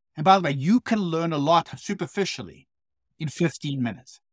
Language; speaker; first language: English; native; English